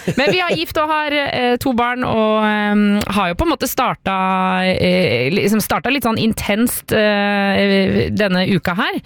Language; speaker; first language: Norwegian; native; Norwegian